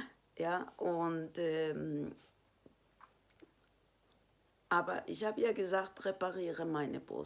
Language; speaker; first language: German; non-native, fluent; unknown